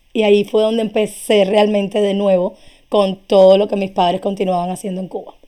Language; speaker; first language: Spanish; native; Spanish